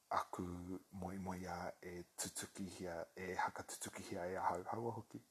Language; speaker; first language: Māori; non-native, local second language; English